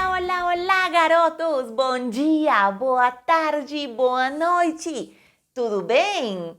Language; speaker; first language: Portuguese; non-native, fluent; Spanish